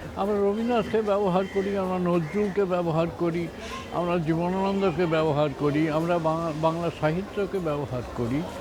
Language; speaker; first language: Bangla; native; Bangla